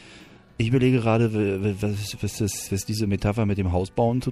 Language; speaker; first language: German; native; German